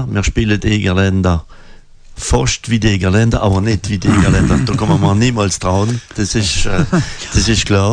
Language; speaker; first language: German; non-native, local second language; French